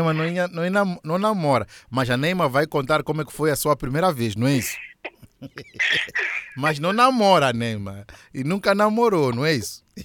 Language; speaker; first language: Portuguese; native; Portuguese